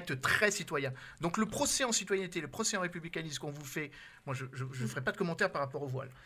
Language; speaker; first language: French; native; French